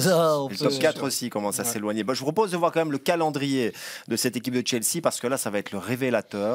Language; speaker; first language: French; native; French